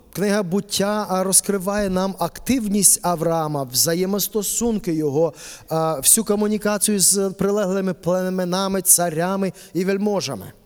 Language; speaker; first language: Ukrainian; native; Ukrainian